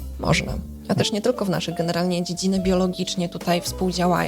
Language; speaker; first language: Polish; native; Polish